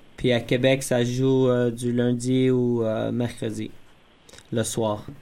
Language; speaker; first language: French; native; French